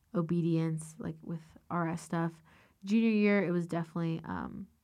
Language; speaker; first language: English; native; English